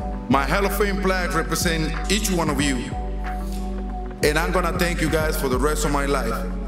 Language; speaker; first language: English; non-native, fluent; Spanish